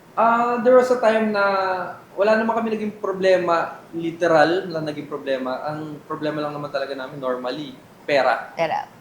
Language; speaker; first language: Filipino; native; Filipino